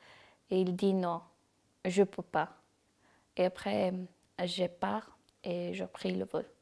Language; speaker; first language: French; non-native, learner; Persian